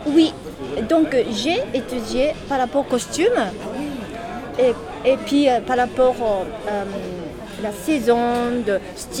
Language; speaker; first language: French; non-native, learner; Japanese